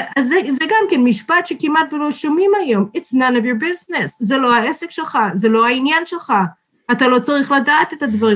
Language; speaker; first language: Hebrew; non-native, fluent; English